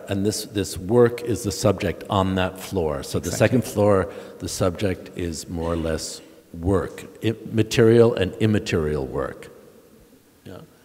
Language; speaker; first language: English; native; English